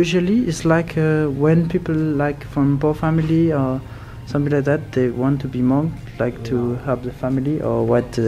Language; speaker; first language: English; non-native, fluent; French